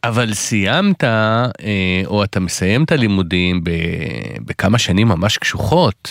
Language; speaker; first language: Hebrew; native; Hebrew